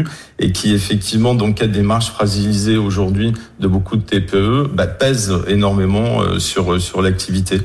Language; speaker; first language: French; native; French